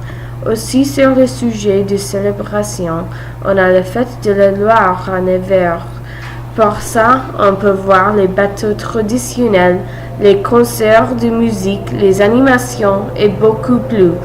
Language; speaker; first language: French; non-native, learner; English